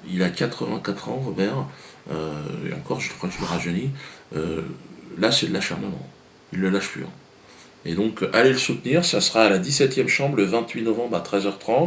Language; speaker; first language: French; native; French